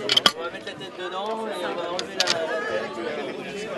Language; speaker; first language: French; native; French